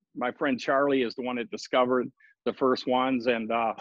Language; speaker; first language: English; native; English